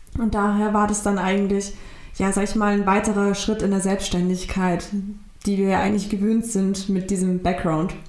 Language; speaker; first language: German; early bilingual, other home language; Turkish